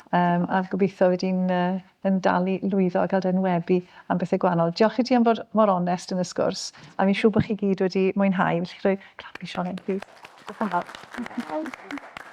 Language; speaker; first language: Welsh; native; Welsh